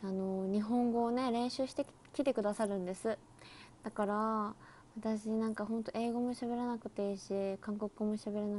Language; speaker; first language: Japanese; native; Japanese